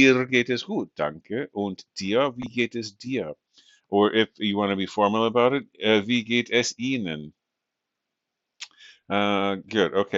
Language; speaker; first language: German; non-native, fluent; English